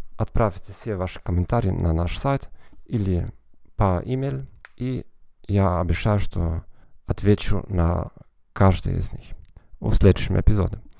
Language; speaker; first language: Russian; non-native, fluent; German